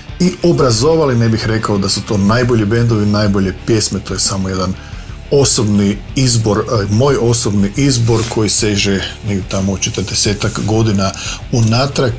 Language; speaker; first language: Croatian; native; Croatian